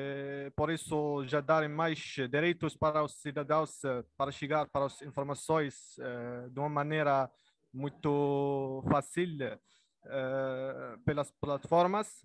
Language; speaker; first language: Portuguese; non-native, learner; Arabic